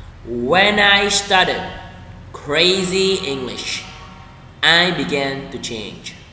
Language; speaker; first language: English; non-native, fluent; Vietnamese